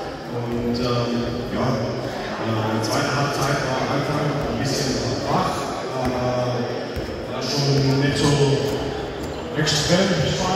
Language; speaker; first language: German; non-native, learner; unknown